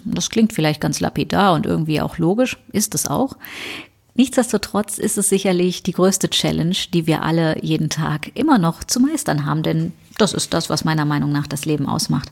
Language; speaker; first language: German; native; German